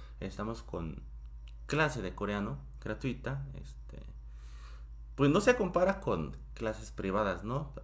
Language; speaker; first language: Spanish; non-native, fluent; Korean